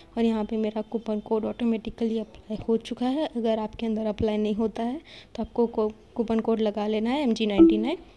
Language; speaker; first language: Hindi; native; Hindi